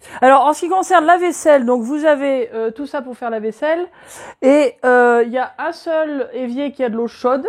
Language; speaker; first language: French; native; French